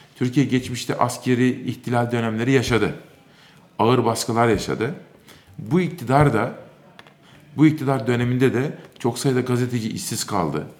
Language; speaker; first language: Turkish; native; Turkish